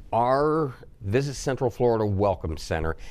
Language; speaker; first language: English; native; English